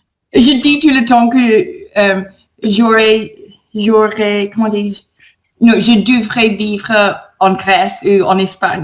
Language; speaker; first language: French; non-native, learner; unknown